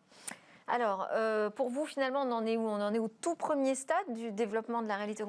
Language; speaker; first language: French; native; French